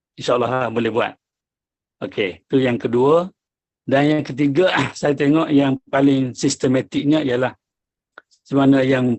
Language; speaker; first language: Malay; native; Malay